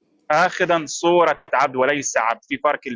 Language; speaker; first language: Arabic; native; Arabic